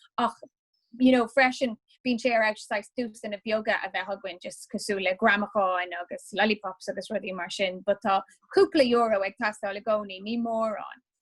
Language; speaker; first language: Irish; non-native, local second language; English